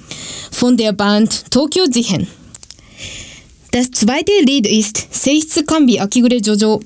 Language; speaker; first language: German; non-native, learner; Japanese